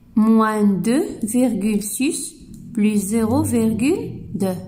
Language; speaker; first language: French; non-native, local second language; Arabic